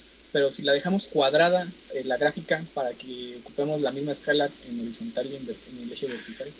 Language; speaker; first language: Spanish; native; Spanish